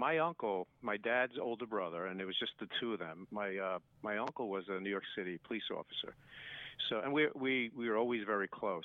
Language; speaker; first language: English; native; English